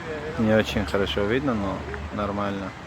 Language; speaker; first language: Russian; non-native, local second language; Tajik